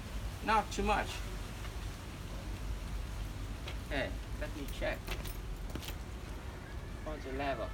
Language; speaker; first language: English; non-native, learner; Vietnamese